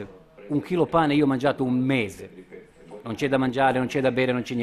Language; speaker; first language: Italian; non-native, learner; Bosnian